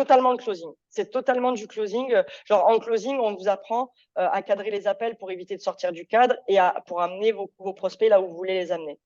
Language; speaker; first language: French; native; French